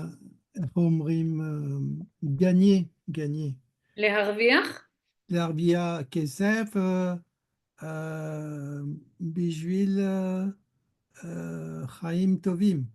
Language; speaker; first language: Hebrew; non-native, learner; French